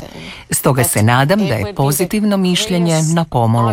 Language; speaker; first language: Croatian; non-native, fluent; English